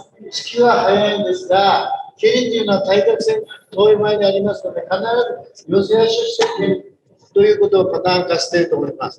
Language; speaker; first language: Japanese; native; Japanese